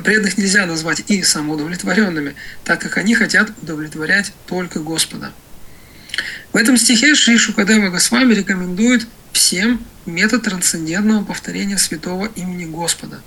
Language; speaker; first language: Russian; native; Russian